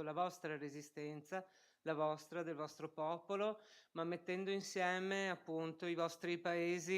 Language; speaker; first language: Italian; native; Italian